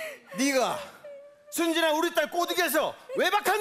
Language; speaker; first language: Korean; native; Korean